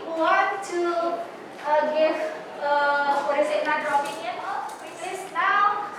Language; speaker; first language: English; non-native, learner; Indonesian